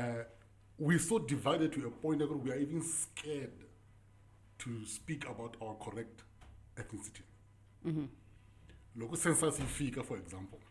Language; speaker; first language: English; non-native, local second language; Tsonga